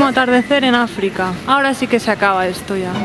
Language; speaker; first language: Spanish; native; Spanish